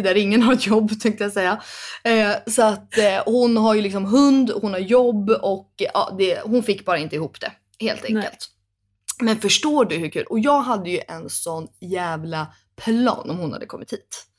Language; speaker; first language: Swedish; native; Swedish